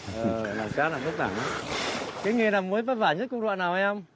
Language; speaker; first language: Vietnamese; native; Vietnamese